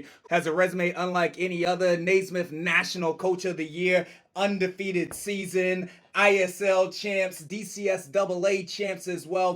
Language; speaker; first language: English; native; English